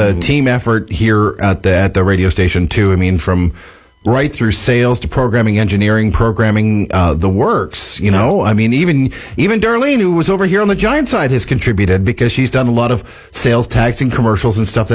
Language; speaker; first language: English; native; English